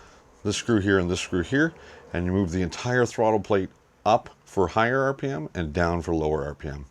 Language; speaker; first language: English; native; English